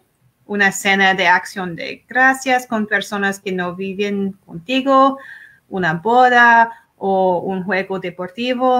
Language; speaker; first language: Spanish; non-native, learner; English